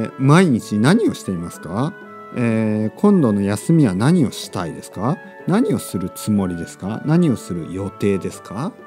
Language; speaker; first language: Japanese; native; Japanese